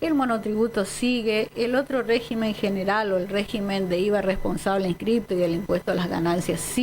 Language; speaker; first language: Spanish; native; Spanish